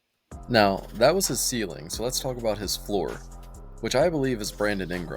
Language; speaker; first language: English; native; English